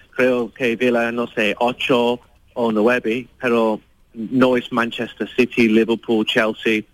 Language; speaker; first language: Spanish; non-native, fluent; English